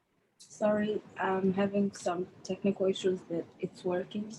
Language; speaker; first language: English; non-native, fluent; French